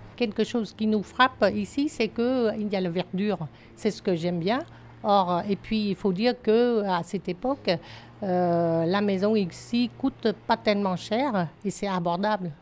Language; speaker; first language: French; non-native, fluent; Vietnamese